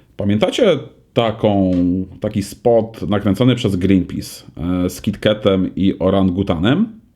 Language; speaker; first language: Polish; native; Polish